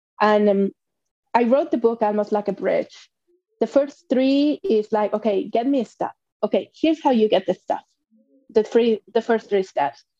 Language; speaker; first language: English; non-native, fluent; Spanish